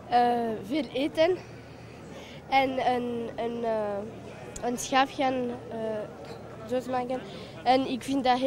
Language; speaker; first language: Dutch; early bilingual, other home language; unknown